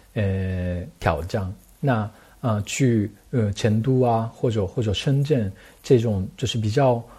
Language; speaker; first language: Chinese; non-native, fluent; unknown